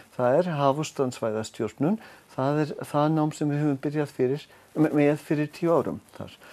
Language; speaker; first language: Icelandic; non-native, fluent; German